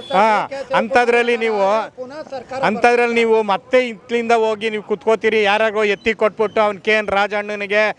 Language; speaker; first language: Kannada; native; Kannada